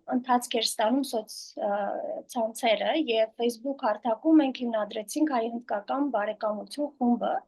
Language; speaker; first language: Armenian; native; Armenian